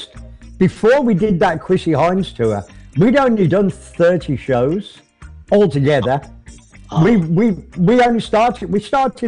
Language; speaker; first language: English; native; English